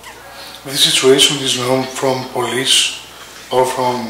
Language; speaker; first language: English; non-native, learner; Greek